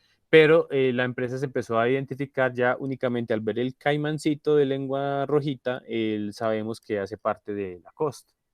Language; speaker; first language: Spanish; native; Spanish